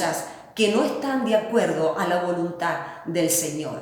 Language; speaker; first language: Spanish; native; Spanish